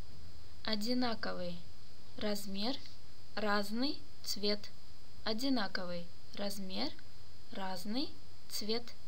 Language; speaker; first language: Russian; non-native, fluent; Turkish